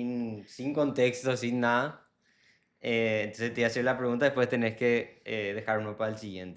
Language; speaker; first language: Spanish; native; Spanish